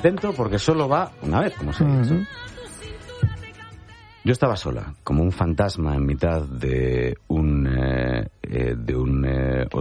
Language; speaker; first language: Spanish; native; Spanish